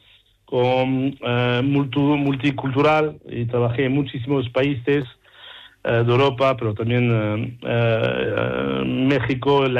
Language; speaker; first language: Spanish; non-native, fluent; French